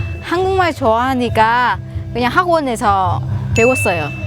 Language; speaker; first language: Korean; non-native, learner; Vietnamese